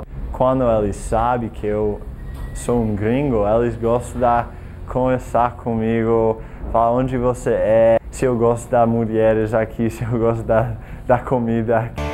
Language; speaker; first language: Portuguese; non-native, learner; English